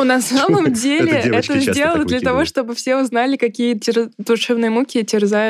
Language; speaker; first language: Russian; native; Russian